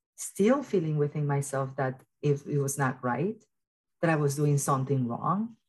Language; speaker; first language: English; early bilingual, other home language; Spanish